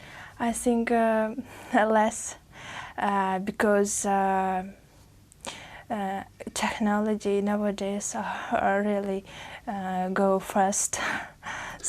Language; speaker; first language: English; non-native, learner; Uzbek